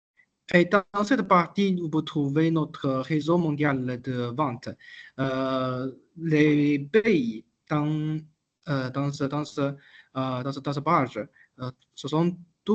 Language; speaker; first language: French; non-native, learner; Chinese